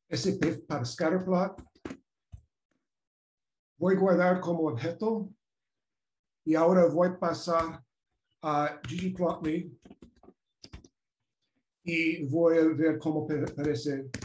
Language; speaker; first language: Spanish; non-native, fluent; English